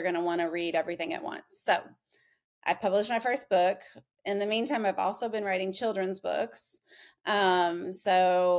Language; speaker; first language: English; native; English